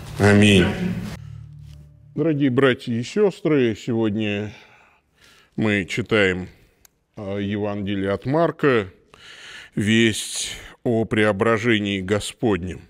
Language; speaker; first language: Russian; native; Russian